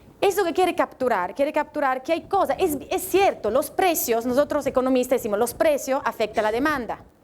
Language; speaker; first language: Spanish; non-native, fluent; Italian